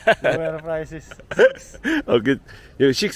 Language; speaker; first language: English; non-native, learner; Korean